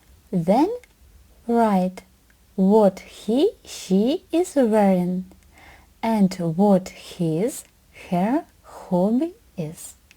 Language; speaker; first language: English; non-native, fluent; Ukrainian